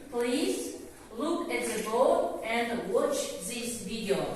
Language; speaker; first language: English; non-native, learner; Russian